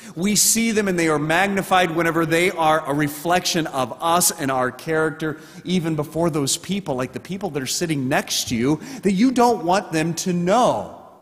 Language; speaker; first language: English; native; English